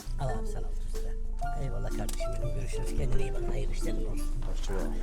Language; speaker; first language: Turkish; native; Turkish